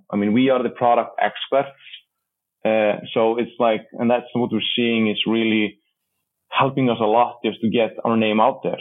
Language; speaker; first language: English; non-native, fluent; Icelandic